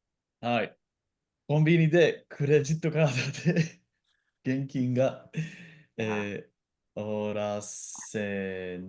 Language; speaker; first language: Japanese; non-native, learner; English